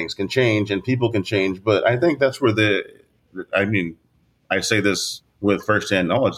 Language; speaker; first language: English; native; English